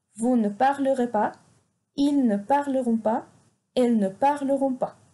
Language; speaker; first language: French; non-native, fluent; Spanish